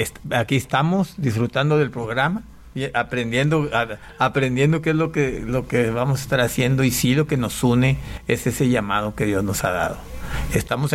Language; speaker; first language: Spanish; native; Spanish